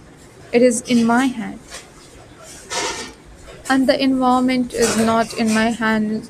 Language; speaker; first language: English; non-native, learner; Bhojpuri